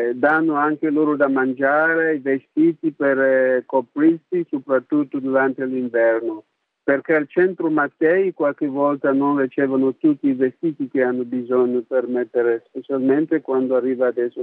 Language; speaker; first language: Italian; non-native, local second language; English